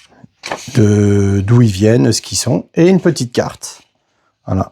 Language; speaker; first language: French; native; French